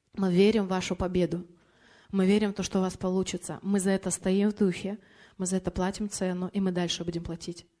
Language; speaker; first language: Russian; non-native, fluent; Lithuanian